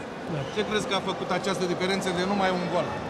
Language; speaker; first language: Romanian; native; Romanian